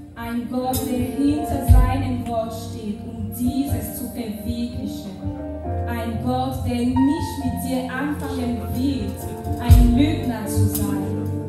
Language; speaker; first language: German; non-native, fluent; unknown